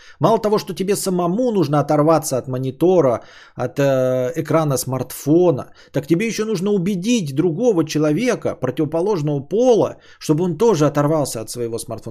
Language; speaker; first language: Russian; native; Russian